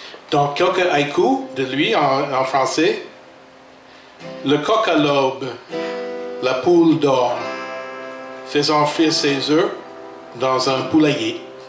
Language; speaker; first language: French; non-native, fluent; English